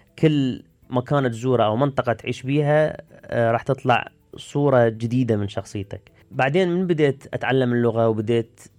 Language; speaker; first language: Arabic; early bilingual, heritage; Arabic